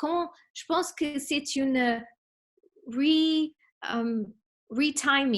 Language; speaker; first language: French; non-native, fluent; Spanish